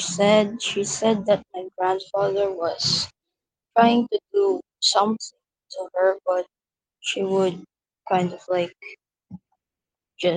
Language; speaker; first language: English; non-native, local second language; Filipino